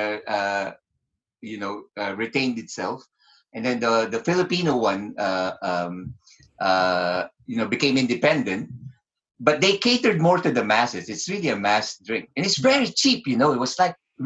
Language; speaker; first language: English; non-native, local second language; Filipino